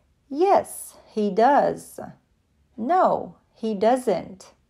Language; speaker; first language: English; non-native, fluent; Polish